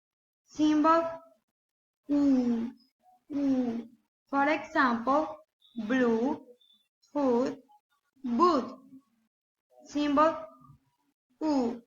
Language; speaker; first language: English; non-native, learner; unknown